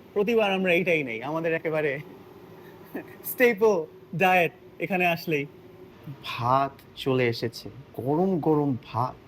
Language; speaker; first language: Bangla; native; Bangla